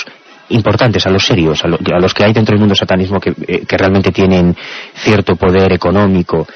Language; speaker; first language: Spanish; native; Spanish